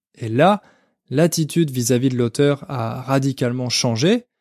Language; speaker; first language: French; native; French